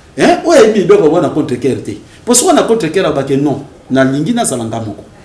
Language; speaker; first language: Lingala; native; Lingala